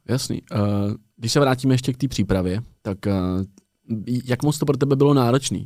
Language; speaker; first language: Czech; native; Czech